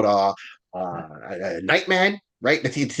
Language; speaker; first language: English; native; English